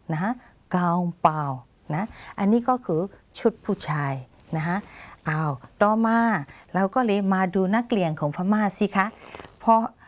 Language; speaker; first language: Thai; non-native, fluent; Burmese